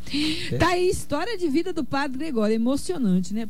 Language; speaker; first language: Portuguese; native; Portuguese